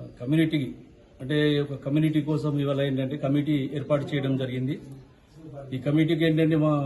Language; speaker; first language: Telugu; non-native, local second language; Lambadi